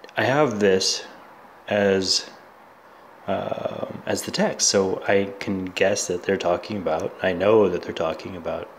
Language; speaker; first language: English; native; English